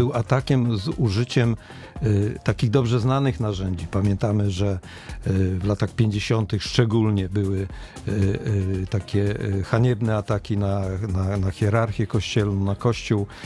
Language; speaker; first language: Polish; native; Polish